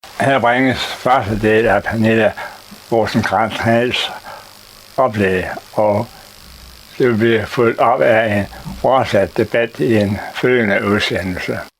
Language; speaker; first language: Danish; native; Danish